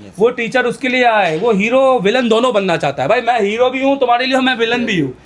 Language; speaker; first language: Hindi; native; Hindi